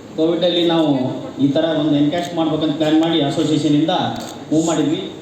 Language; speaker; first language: Kannada; native; Kannada